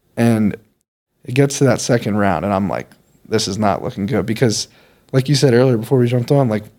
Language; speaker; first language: English; native; English